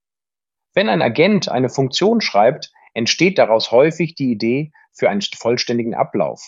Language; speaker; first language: German; native; German